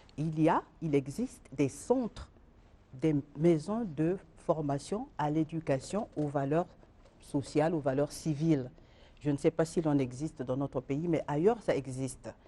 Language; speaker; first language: French; non-native, local second language; Lingala